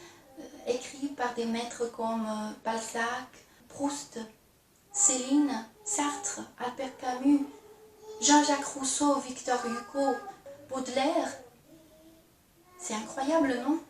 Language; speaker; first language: French; non-native, fluent; Chinese